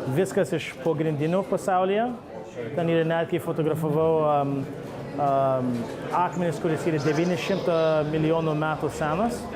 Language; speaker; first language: Lithuanian; early bilingual, heritage; Lithuanian